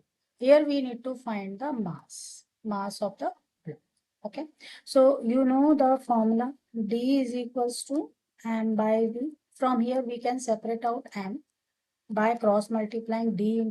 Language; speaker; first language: English; non-native, local second language; Hindi